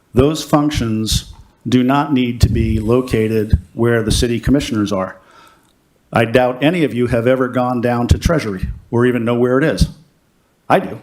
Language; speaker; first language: English; native; English